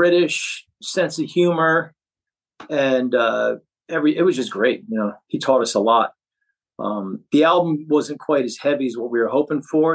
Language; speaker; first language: English; native; English